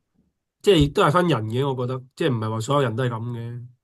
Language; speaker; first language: Chinese; native; Chinese